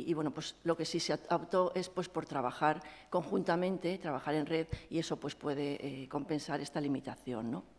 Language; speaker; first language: Spanish; native; Spanish